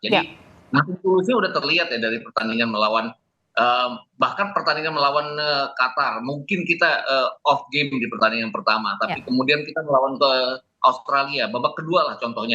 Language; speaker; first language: Indonesian; native; Indonesian